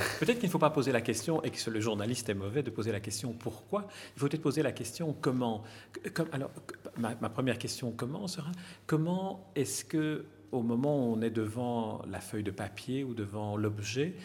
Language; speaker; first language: French; native; French